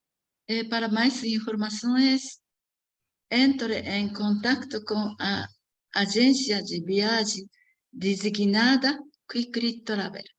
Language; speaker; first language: Portuguese; non-native, learner; Japanese